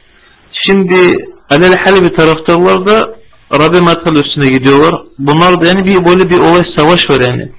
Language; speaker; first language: Turkish; non-native, fluent; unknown